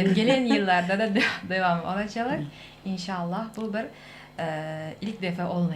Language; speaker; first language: Turkish; non-native, learner; Uzbek